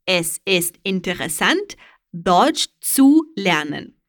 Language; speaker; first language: German; non-native, fluent; Russian